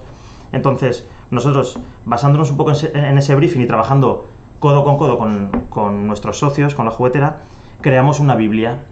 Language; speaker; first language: Spanish; native; Spanish